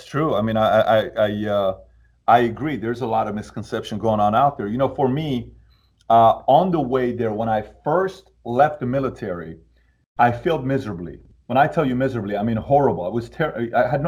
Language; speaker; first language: English; early bilingual, other home language; Persian